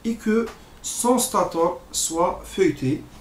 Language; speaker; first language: French; non-native, local second language; Arabic